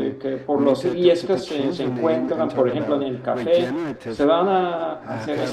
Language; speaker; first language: Spanish; non-native, fluent; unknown